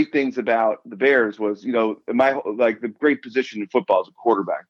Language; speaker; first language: English; native; English